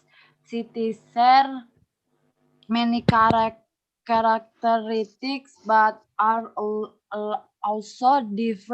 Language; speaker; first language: English; non-native, learner; Indonesian